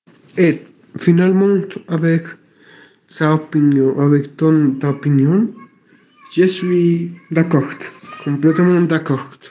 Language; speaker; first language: French; non-native, learner; Spanish